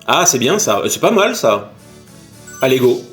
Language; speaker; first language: French; native; French